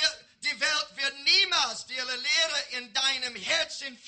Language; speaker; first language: German; non-native, learner; English